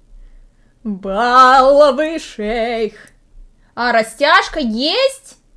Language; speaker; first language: Russian; native; Russian